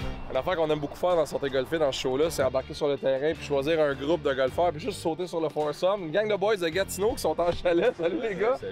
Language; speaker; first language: French; native; French